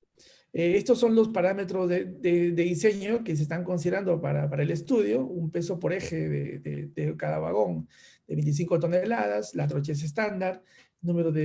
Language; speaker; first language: Spanish; native; Spanish